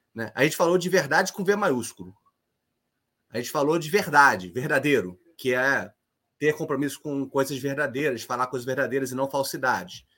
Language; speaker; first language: Portuguese; native; Portuguese